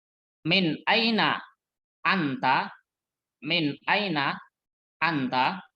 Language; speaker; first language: Arabic; non-native, fluent; Indonesian